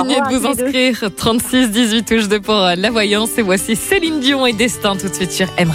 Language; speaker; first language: French; native; French